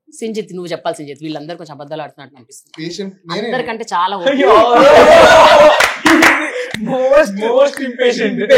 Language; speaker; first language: Telugu; native; Telugu